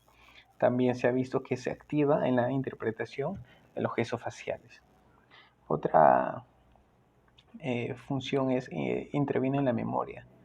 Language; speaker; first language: Spanish; native; Spanish